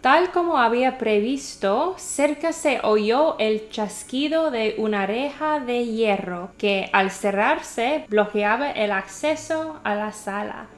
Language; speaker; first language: Spanish; non-native, learner; English